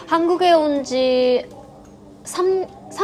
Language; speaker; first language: Korean; non-native, learner; Japanese